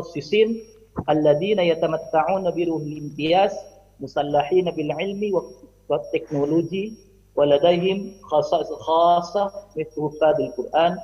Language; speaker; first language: Arabic; non-native, fluent; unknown